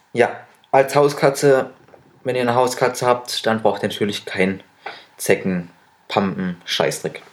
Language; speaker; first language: German; native; German